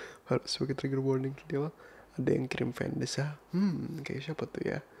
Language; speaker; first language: Indonesian; early bilingual, heritage; Indonesian